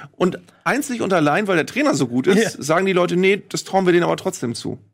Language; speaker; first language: German; native; German